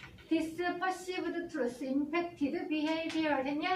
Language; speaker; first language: English; non-native, fluent; Korean